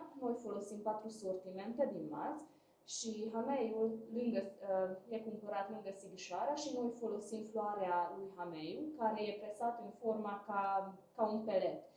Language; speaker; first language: Romanian; non-native, local second language; Hungarian